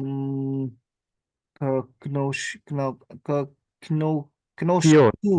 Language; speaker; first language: Russian; non-native, learner; Indonesian